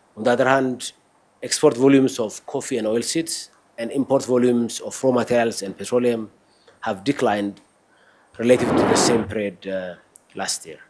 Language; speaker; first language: English; non-native, local second language; Amharic